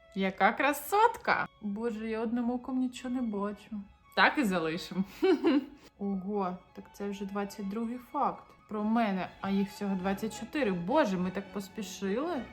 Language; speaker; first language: Ukrainian; non-native, local second language; Russian